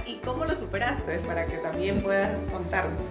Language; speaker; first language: Spanish; native; Spanish